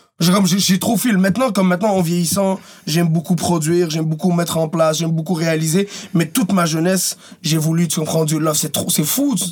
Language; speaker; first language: French; early bilingual, other home language; Arabic